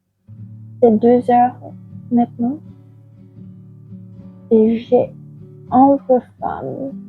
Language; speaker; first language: French; non-native, learner; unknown